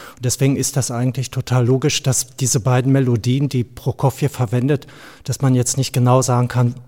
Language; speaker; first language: German; non-native, fluent; Slovenian